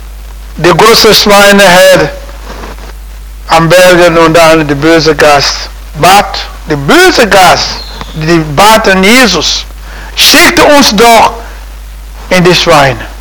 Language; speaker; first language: German; non-native, fluent; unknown